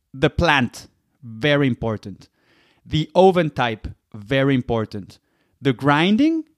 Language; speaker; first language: English; non-native, fluent; Spanish